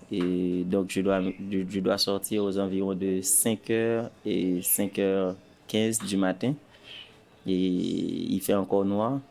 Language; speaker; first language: French; non-native, local second language; Haitian Creole